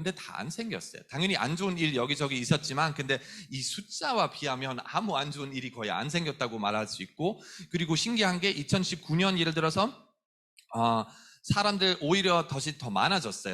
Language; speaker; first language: Korean; non-native, fluent; German